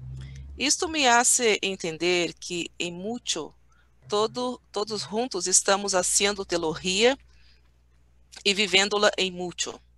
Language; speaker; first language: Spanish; non-native, learner; Portuguese